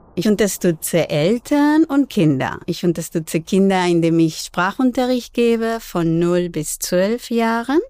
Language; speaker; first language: German; non-native, fluent; Spanish